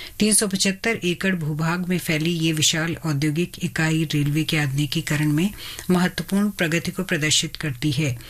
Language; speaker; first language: Hindi; native; Hindi